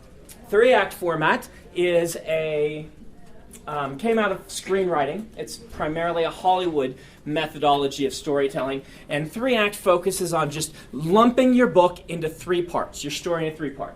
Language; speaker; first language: English; native; English